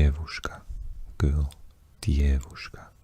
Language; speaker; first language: Russian; non-native, learner; English